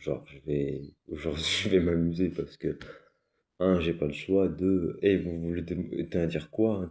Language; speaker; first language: French; native; French